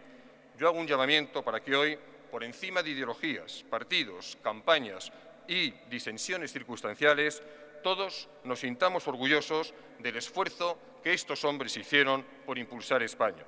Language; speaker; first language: Spanish; native; Spanish